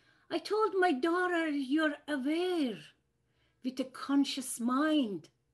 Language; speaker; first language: English; non-native, fluent; Persian